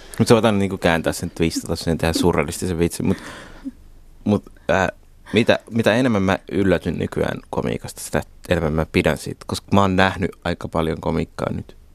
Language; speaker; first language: Finnish; early bilingual, other home language; Somali